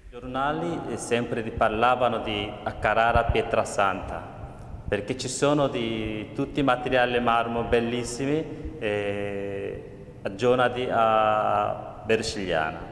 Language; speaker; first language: Italian; non-native, learner; Korean